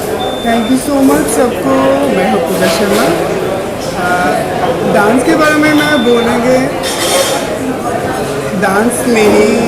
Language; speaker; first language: Hindi; non-native, local second language; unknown